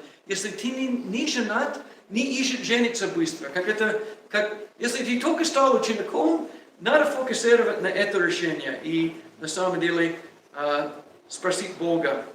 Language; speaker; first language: Russian; non-native, learner; English